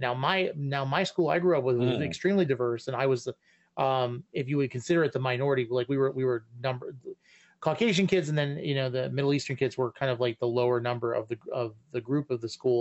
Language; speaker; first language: English; native; English